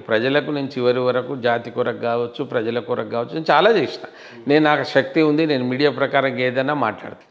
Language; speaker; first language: Telugu; non-native, local second language; Lambadi